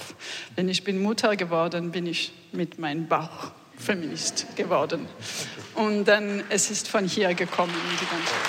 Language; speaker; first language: German; non-native, learner; French